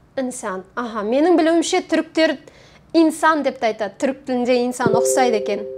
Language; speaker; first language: Kazakh; native; Kazakh